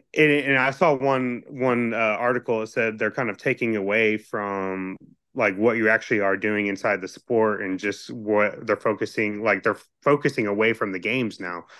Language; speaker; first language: English; native; English